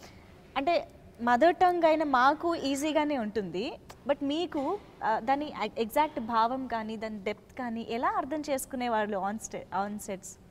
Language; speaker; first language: Telugu; native; Telugu